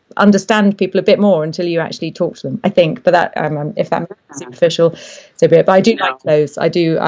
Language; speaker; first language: English; native; English